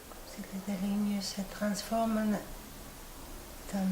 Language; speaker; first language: French; non-native, fluent; Spanish